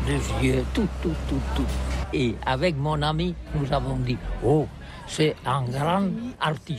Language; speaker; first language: French; non-native, learner; Catalan